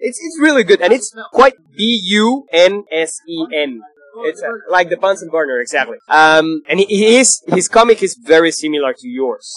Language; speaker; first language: English; non-native, fluent; Spanish